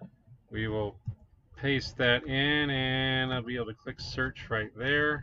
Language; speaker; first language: English; native; English